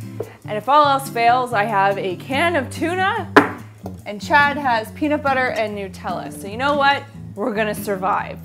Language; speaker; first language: English; native; English